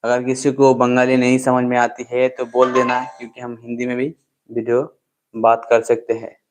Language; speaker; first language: Hindi; non-native, local second language; Bangla